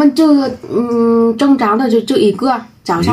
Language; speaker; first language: Chinese; non-native, learner; Vietnamese